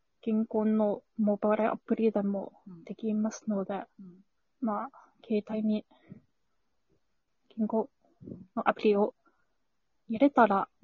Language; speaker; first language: Japanese; non-native, learner; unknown